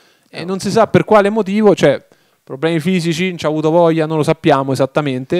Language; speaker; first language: Italian; native; Italian